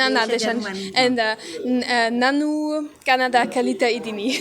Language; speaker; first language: Kannada; non-native, learner; German